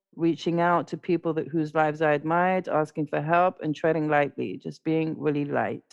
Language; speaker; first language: English; native; English